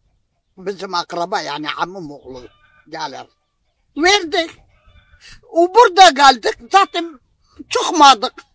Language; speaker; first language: Turkish; non-native, local second language; Arabic